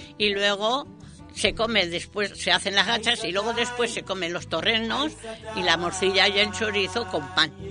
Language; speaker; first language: Spanish; native; Spanish